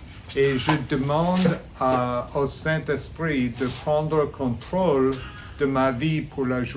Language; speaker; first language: French; non-native, fluent; English